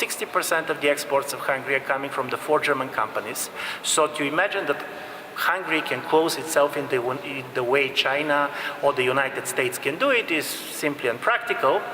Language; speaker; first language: English; non-native, fluent; Bulgarian